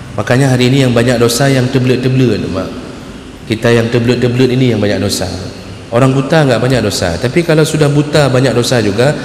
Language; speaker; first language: Malay; non-native, local second language; Achinese